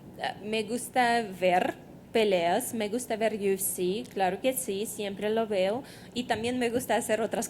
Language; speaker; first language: Spanish; non-native, fluent; Russian